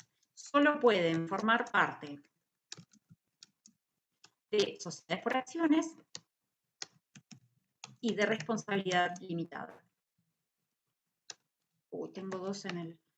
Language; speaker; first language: Spanish; native; Spanish